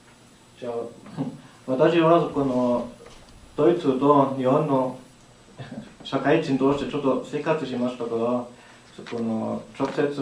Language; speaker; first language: Japanese; non-native, learner; German